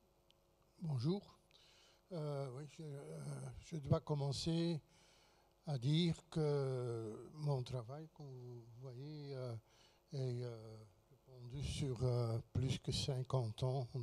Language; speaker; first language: French; non-native, fluent; Dutch